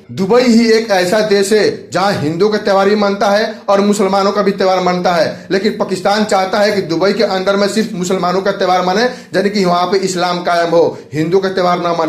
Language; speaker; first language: Hindi; native; Hindi